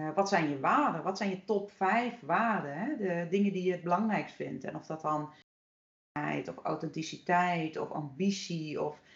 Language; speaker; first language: Dutch; native; Dutch